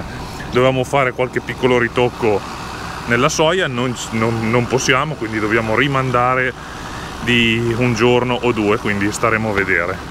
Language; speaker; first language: Italian; native; Italian